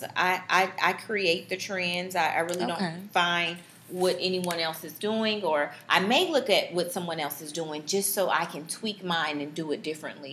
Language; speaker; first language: English; native; English